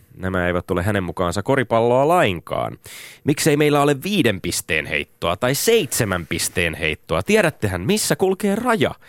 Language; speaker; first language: Finnish; native; Finnish